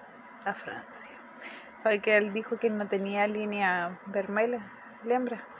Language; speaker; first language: Portuguese; non-native, fluent; Spanish